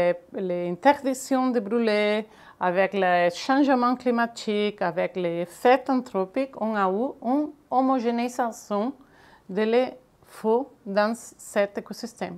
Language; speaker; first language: French; non-native, fluent; Catalan